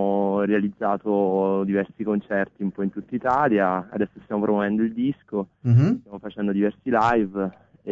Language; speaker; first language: Italian; native; Italian